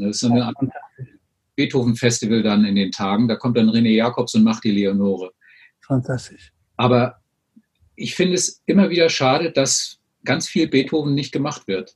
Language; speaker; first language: German; native; German